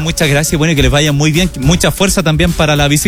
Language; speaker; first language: Spanish; native; Spanish